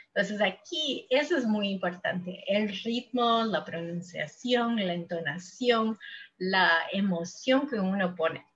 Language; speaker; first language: Spanish; non-native, fluent; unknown